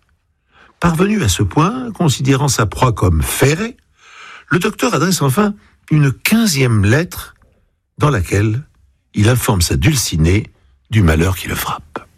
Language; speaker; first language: French; native; French